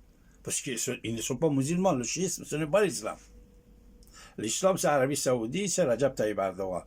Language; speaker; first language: French; non-native, fluent; Persian